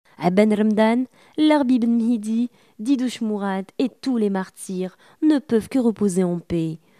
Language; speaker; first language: French; non-native, local second language; Arabic